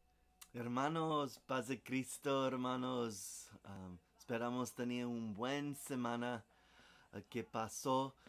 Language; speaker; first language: Spanish; non-native, learner; English